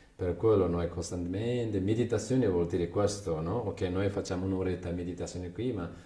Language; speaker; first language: Italian; non-native, learner; Chinese